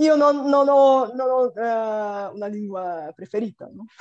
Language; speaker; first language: Italian; non-native, fluent; Bulgarian